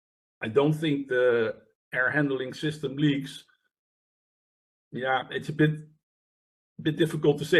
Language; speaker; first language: English; non-native, fluent; Dutch